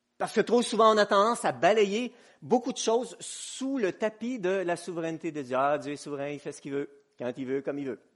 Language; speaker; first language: French; native; French